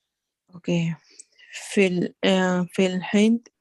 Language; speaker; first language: Arabic; non-native, learner; English